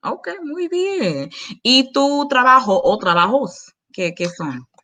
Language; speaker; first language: Spanish; non-native, fluent; English